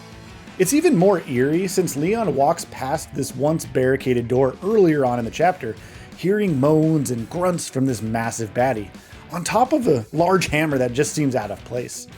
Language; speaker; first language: English; native; English